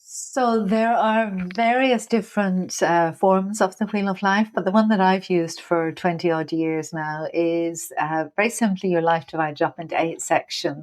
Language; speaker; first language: English; native; English